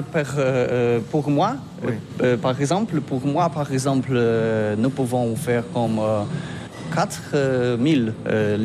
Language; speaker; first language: French; non-native, learner; Polish